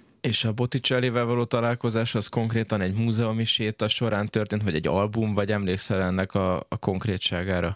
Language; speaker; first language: Hungarian; native; Hungarian